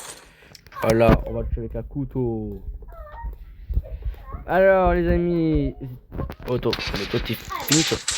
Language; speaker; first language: French; native; French